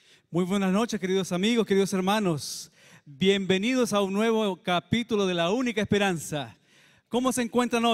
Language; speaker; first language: Spanish; native; Spanish